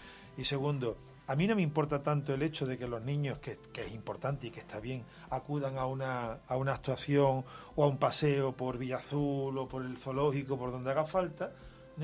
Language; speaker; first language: Spanish; native; Spanish